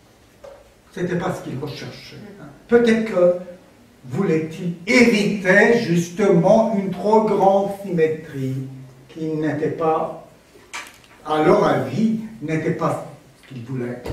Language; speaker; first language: French; non-native, fluent; Armenian